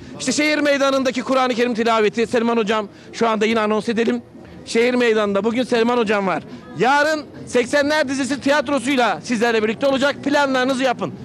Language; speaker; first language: Turkish; native; Turkish